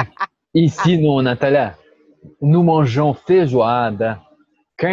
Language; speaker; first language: French; non-native, fluent; Portuguese